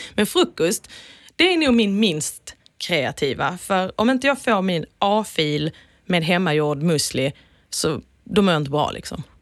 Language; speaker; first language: Swedish; native; Swedish